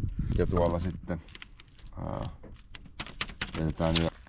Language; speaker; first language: Finnish; native; Finnish